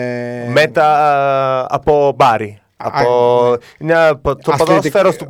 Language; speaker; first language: Greek; non-native, learner; Italian